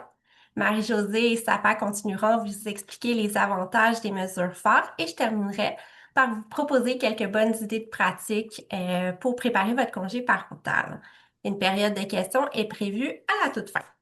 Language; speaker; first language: French; native; French